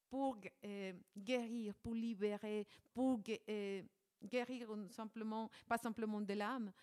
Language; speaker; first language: French; non-native, fluent; Spanish